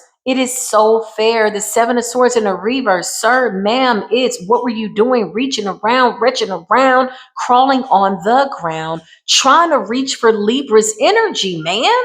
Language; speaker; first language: English; native; English